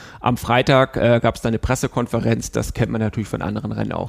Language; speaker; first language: German; native; German